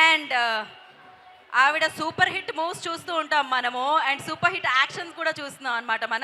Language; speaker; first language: Telugu; native; Telugu